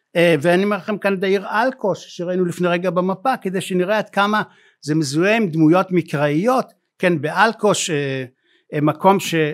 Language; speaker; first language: Hebrew; native; Hebrew